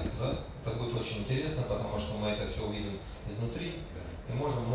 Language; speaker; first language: Russian; native; Russian